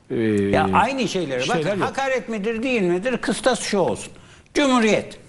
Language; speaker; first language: Turkish; native; Turkish